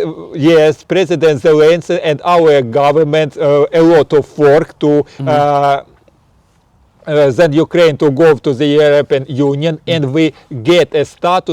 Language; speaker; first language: English; non-native, learner; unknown